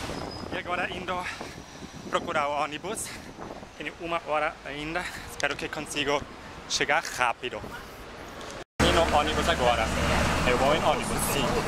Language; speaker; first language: Portuguese; non-native, fluent; German